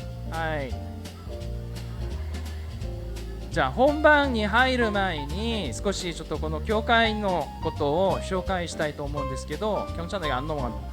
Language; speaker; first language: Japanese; non-native, fluent; Korean